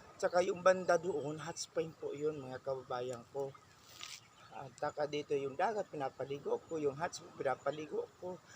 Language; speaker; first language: Filipino; non-native, local second language; Bikol